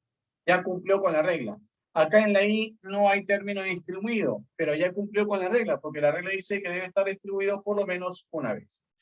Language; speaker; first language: Spanish; native; Spanish